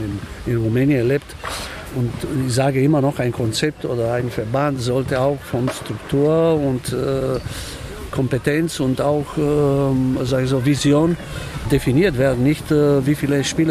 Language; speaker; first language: German; non-native, fluent; Romanian